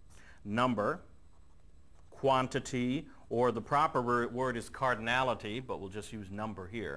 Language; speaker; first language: English; native; English